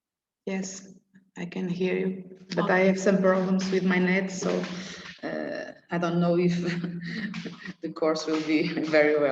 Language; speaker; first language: English; non-native, learner; Portuguese